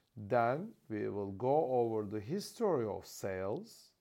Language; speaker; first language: English; non-native, fluent; Turkish